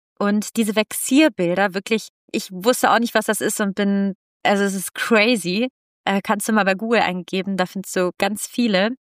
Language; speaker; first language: German; non-native, fluent; Italian